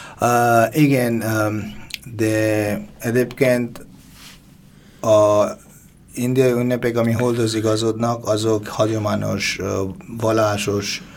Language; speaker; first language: Hungarian; non-native, fluent; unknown